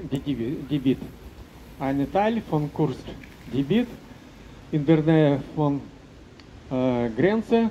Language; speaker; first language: German; non-native, learner; Russian